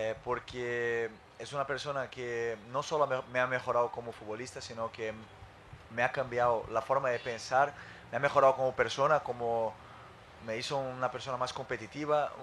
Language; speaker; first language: Spanish; non-native, fluent; Portuguese